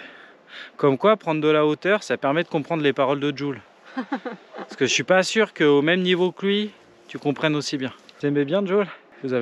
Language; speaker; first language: French; native; French